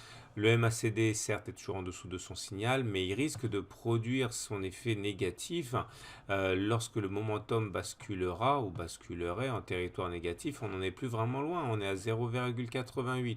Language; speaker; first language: French; native; French